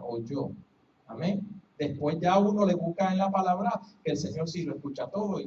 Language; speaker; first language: Spanish; early bilingual, heritage; Spanish